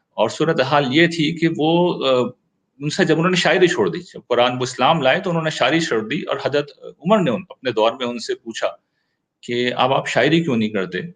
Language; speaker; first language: Urdu; native; Urdu